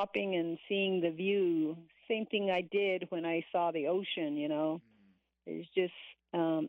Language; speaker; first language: English; native; English